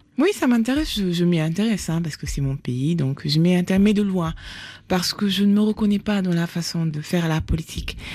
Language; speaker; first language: French; non-native, local second language; Fula